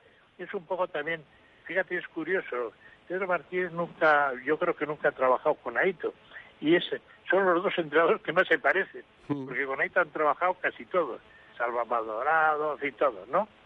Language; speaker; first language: Spanish; native; Spanish